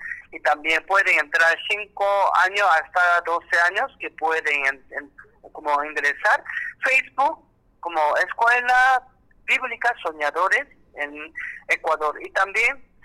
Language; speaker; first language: Spanish; non-native, learner; Korean